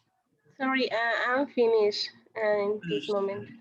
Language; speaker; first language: English; non-native, learner; Spanish